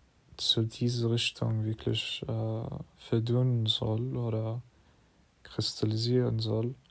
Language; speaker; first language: German; non-native, fluent; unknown